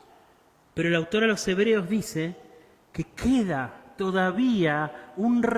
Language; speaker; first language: Spanish; native; Spanish